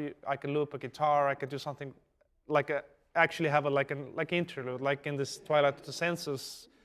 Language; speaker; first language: English; non-native, fluent; Estonian